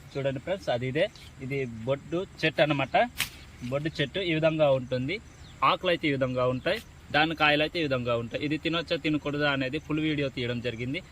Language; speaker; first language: Telugu; non-native, local second language; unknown